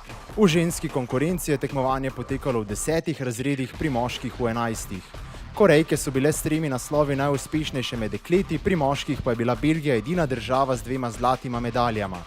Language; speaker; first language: Slovenian; native; Slovenian